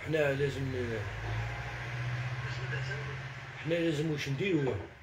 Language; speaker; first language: Arabic; native; Arabic